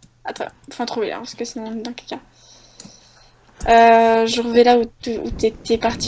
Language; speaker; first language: French; native; French